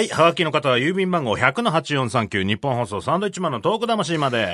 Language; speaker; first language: Japanese; native; Japanese